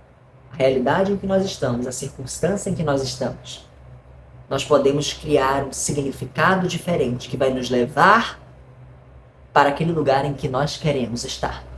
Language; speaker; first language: Portuguese; native; Portuguese